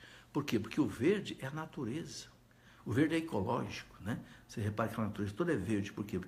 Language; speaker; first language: Portuguese; native; Portuguese